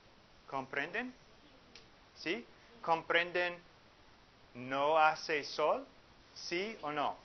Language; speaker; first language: Spanish; non-native, fluent; English